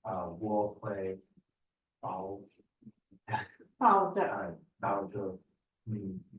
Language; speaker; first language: Chinese; non-native, learner; English